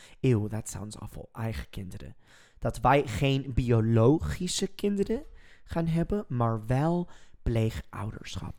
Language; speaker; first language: Dutch; non-native, fluent; English